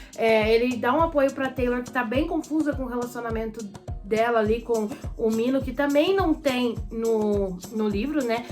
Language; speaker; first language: Portuguese; native; Portuguese